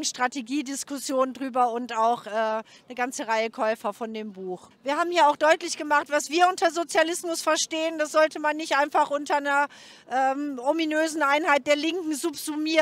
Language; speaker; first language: German; native; German